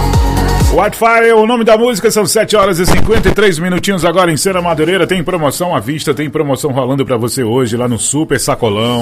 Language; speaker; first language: Portuguese; native; Portuguese